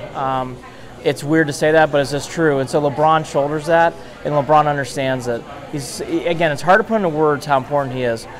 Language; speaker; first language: English; native; English